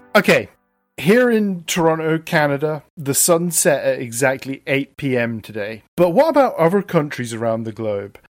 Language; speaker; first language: English; native; English